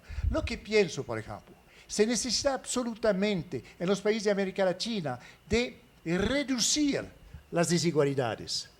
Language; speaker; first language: Spanish; non-native, fluent; French